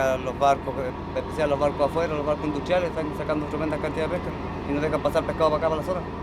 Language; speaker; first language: Spanish; native; Spanish